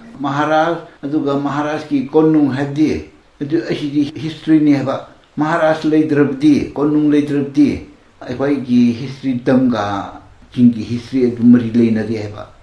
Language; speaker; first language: Manipuri; non-native, local second language; Tangkhul Naga (India)